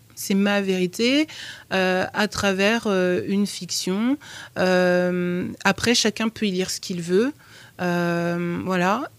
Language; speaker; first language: French; native; French